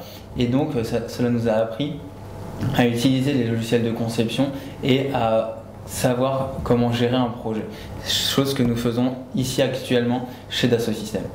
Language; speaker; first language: French; native; French